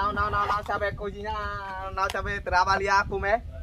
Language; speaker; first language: Portuguese; non-native, learner; Vietnamese